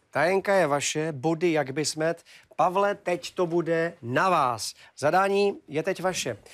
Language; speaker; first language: Czech; native; Czech